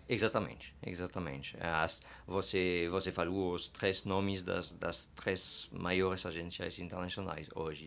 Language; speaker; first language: Portuguese; non-native, fluent; French